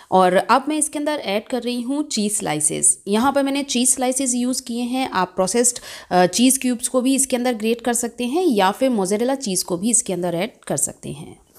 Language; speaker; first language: Hindi; native; Hindi